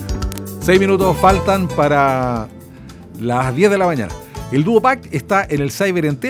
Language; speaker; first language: Spanish; native; Spanish